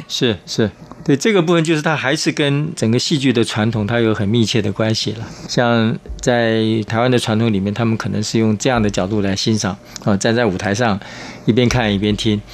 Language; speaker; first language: Chinese; native; Chinese